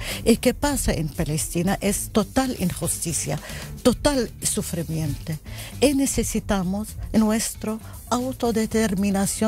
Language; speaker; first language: Spanish; non-native, learner; Arabic